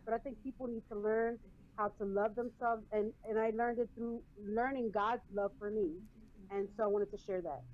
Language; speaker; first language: English; early bilingual, other home language; Spanish